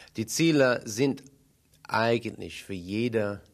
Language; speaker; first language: German; non-native, fluent; English